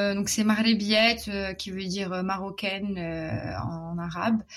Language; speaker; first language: French; non-native, local second language; Arabic